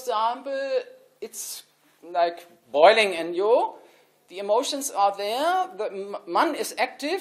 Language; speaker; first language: English; non-native, fluent; German